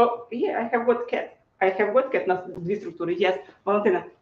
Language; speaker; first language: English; non-native, fluent; Ukrainian